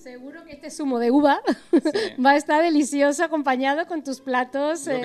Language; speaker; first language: Spanish; native; Spanish